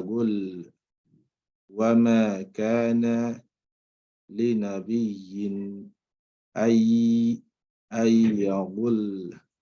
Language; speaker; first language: Arabic; non-native, fluent; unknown